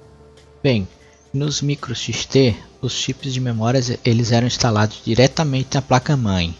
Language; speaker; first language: Portuguese; native; Portuguese